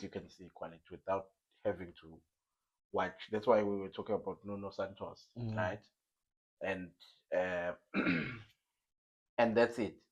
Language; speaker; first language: English; non-native, local second language; Zulu